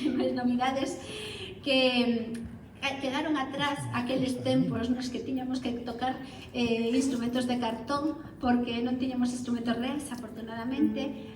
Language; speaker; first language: Galician; non-native, local second language; Spanish